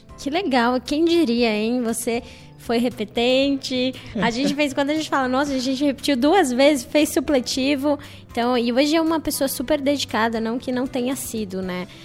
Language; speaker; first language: Portuguese; native; Portuguese